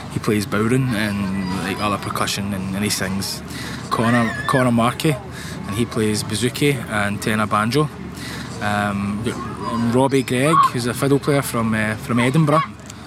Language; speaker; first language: English; native; English